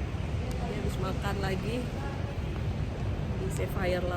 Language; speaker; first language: Indonesian; native; Indonesian